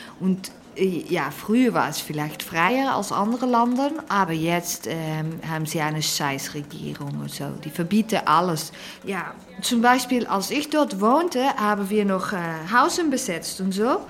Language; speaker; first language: German; non-native, fluent; Dutch